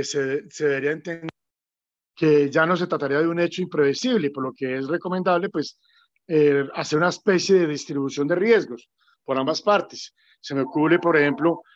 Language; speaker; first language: Spanish; native; Spanish